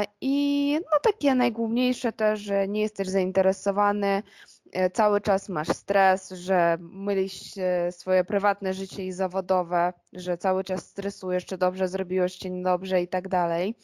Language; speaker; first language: Polish; non-native, fluent; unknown